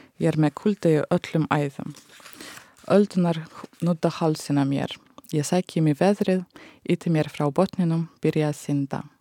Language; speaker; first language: Icelandic; non-native, fluent; Russian